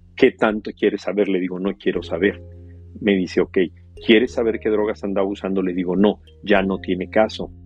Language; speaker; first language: Spanish; native; Spanish